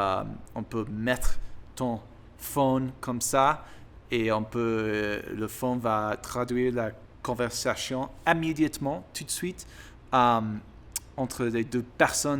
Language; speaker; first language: French; non-native, learner; English